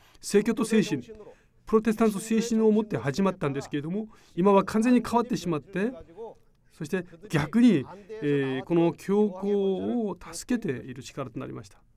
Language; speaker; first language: Japanese; non-native, fluent; Korean